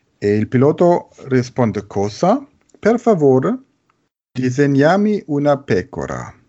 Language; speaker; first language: Italian; non-native, learner; German